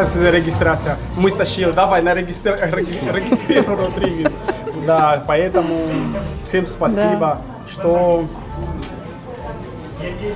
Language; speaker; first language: Russian; non-native, learner; Portuguese